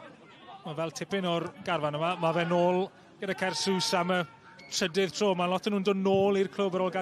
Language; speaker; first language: Welsh; native; Welsh